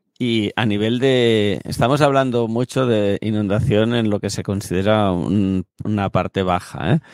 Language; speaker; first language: Spanish; native; Spanish